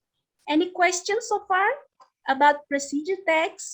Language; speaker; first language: English; non-native, learner; Indonesian